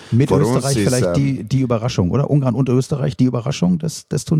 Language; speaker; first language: German; native; German